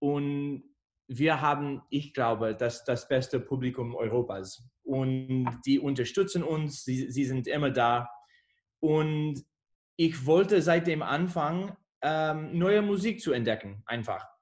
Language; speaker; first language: German; non-native, fluent; English